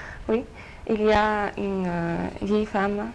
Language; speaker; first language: French; non-native, fluent; Polish